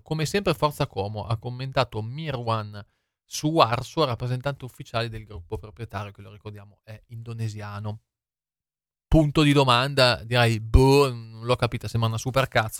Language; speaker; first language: Italian; native; Italian